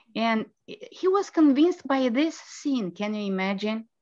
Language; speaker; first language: English; non-native, fluent; Romanian